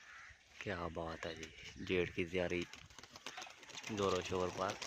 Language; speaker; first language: Hindi; non-native, local second language; Punjabi